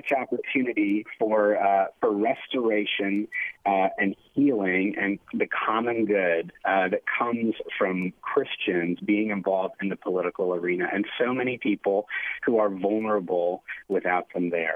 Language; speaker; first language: English; native; English